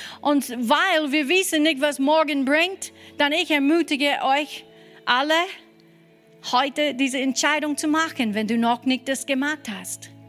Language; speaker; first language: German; non-native, fluent; English